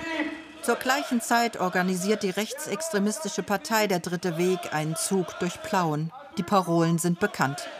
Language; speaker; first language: German; native; German